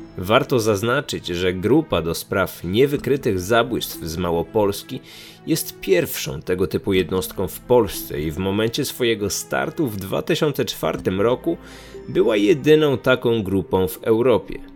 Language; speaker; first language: Polish; native; Polish